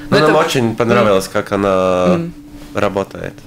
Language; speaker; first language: Russian; non-native, local second language; Latvian